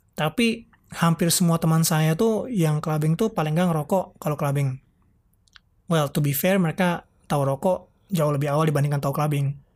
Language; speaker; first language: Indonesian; native; Indonesian